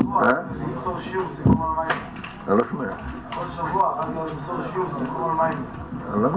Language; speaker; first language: Hebrew; non-native, fluent; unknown